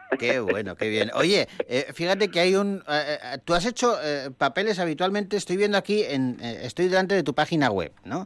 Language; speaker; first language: Spanish; native; Spanish